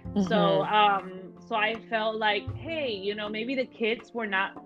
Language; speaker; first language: English; early bilingual, other home language; Spanish